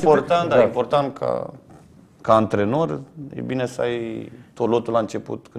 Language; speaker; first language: Romanian; native; Romanian